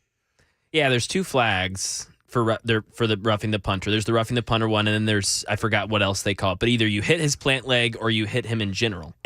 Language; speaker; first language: English; native; English